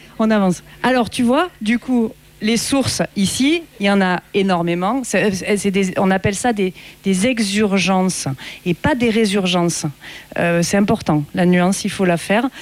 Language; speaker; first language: French; native; French